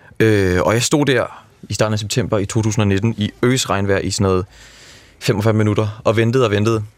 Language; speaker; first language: Danish; native; Danish